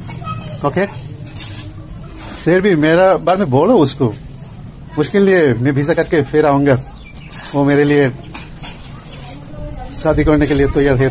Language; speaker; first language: Hindi; non-native, learner; Bangla